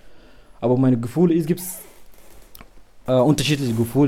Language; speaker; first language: German; non-native, learner; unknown